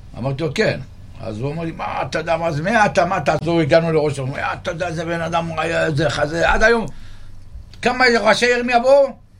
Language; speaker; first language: Hebrew; non-native, fluent; Arabic